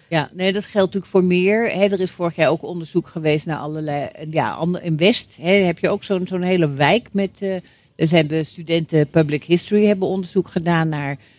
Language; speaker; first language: Dutch; native; Dutch